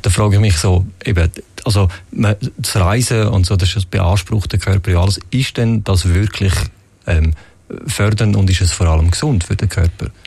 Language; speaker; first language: German; native; German